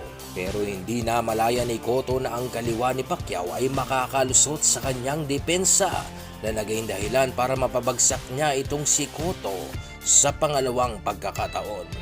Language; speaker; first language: Filipino; non-native, local second language; Cebuano